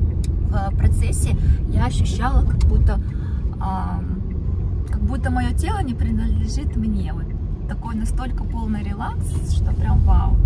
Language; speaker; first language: Russian; native; Russian